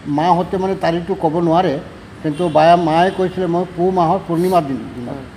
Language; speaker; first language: Assamese; non-native, local second language; Odia